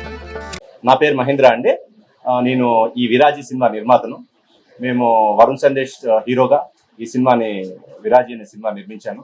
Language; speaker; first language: Telugu; native; Telugu